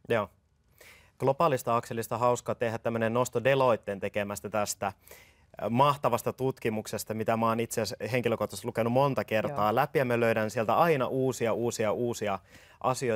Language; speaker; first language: Finnish; native; Finnish